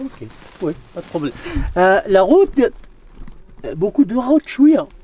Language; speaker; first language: French; non-native, learner; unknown